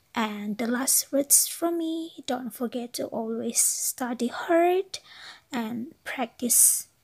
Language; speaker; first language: English; non-native, fluent; Indonesian